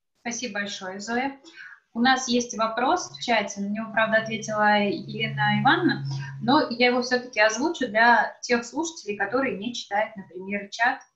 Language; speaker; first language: Russian; native; Russian